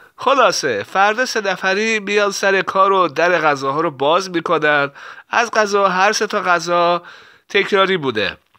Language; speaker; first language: Persian; non-native, local second language; Assyrian Neo-Aramaic